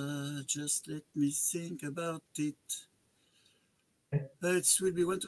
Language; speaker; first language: English; non-native, fluent; French